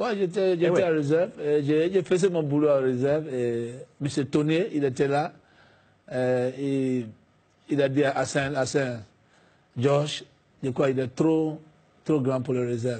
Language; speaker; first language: French; non-native, fluent; English